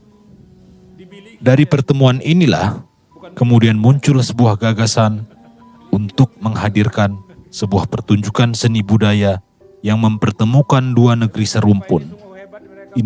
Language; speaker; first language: Indonesian; native; Indonesian